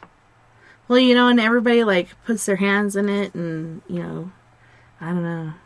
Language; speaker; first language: English; native; English